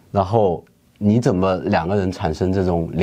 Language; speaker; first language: Chinese; native; Chinese